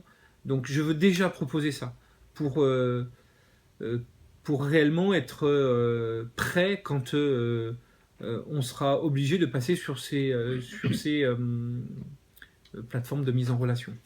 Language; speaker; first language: French; native; French